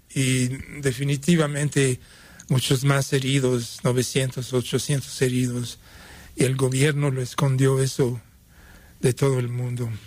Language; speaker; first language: Spanish; early bilingual, other home language; French